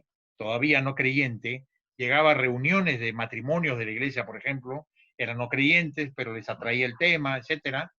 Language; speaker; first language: Spanish; native; Spanish